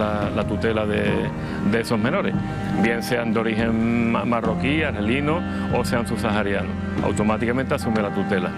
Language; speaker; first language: Spanish; native; Spanish